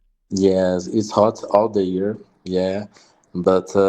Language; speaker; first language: English; non-native, learner; Portuguese